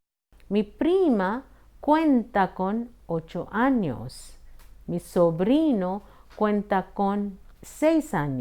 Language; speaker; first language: Spanish; non-native, fluent; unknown